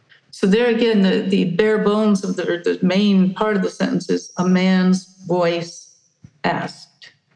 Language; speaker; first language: English; native; English